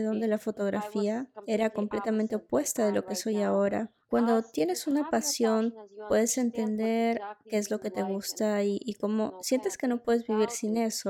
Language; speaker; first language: Spanish; non-native, fluent; Russian